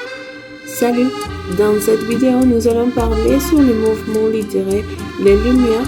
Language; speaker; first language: French; non-native, learner; Spanish